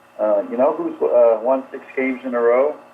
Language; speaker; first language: English; native; English